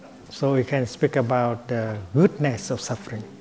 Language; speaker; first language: English; non-native, fluent; Vietnamese